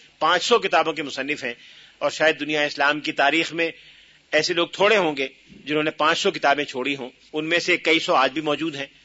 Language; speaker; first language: Urdu; native; Urdu